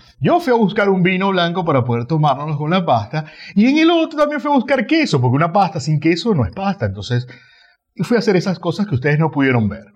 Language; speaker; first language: Spanish; native; Spanish